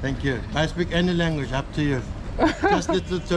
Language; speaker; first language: English; non-native, learner; Turkish